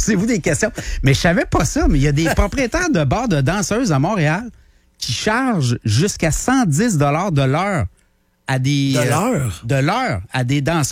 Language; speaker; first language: French; native; French